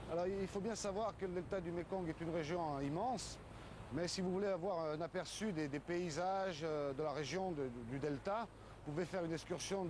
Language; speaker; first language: French; native; French